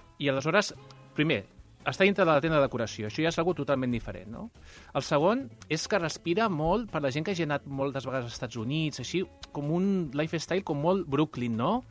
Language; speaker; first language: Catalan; non-native, local second language; Spanish